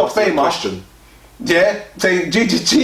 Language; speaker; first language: English; native; English